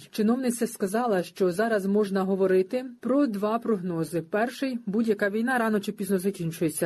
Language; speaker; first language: Ukrainian; native; Ukrainian